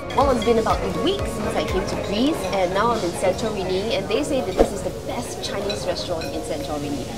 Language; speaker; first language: English; non-native, local second language; Chinese